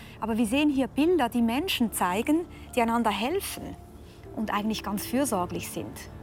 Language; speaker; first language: German; native; German